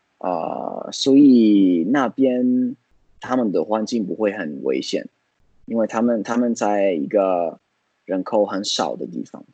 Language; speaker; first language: Chinese; non-native, fluent; Italian